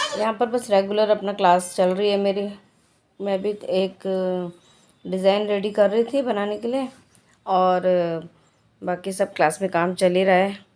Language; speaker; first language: Hindi; native; Hindi